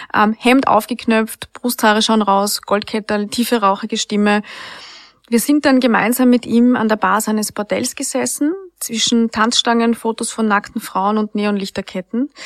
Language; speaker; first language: German; native; German